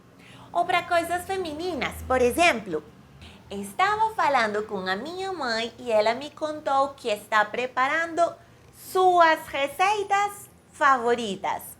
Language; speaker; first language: Portuguese; non-native, fluent; Spanish